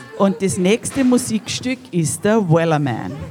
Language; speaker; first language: German; native; German